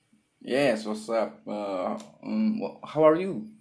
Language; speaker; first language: English; non-native, learner; Indonesian